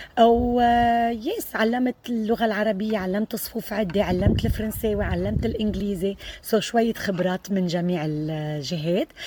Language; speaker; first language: Arabic; native; Arabic